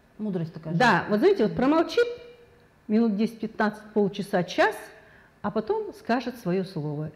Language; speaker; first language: Russian; non-native, local second language; Kazakh